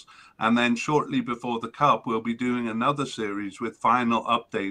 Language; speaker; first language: English; native; English